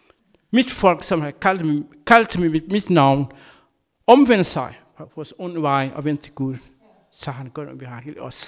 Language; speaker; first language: Danish; non-native, fluent; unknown